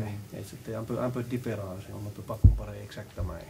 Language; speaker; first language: French; non-native, learner; Finnish